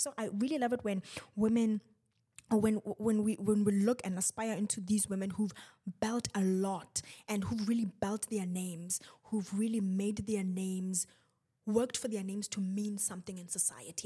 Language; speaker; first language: English; non-native, local second language; Zulu